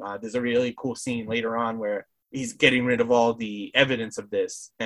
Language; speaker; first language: English; native; English